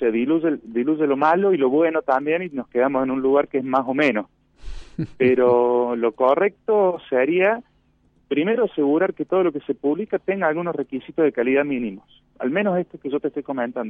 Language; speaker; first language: Spanish; native; Spanish